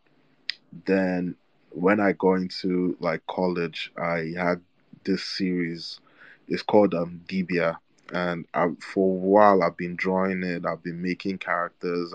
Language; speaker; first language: English; non-native, local second language; Igbo